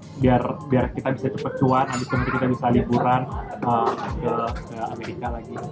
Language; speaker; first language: Indonesian; native; Indonesian